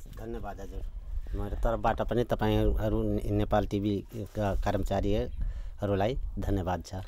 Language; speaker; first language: Nepali; non-native, local second language; Dangaura Tharu